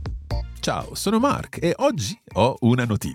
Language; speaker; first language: Italian; non-native, fluent; English